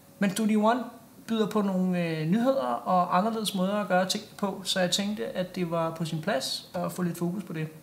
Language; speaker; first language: Danish; native; Danish